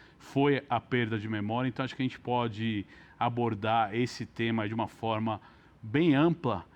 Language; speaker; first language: Portuguese; native; Portuguese